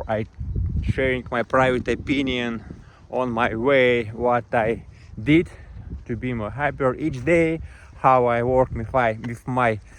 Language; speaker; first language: English; non-native, learner; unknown